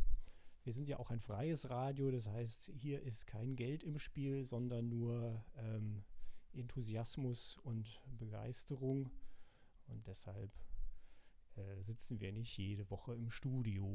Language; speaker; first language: German; native; German